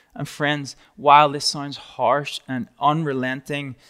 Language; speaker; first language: English; native; English